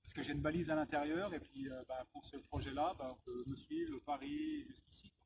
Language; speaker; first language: French; native; French